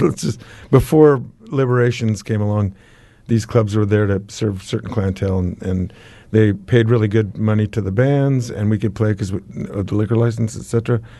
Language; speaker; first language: English; native; English